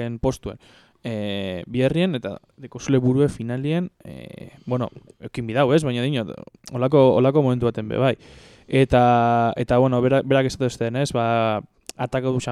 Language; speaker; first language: Basque; native; Basque